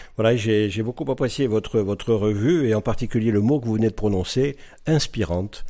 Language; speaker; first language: French; native; French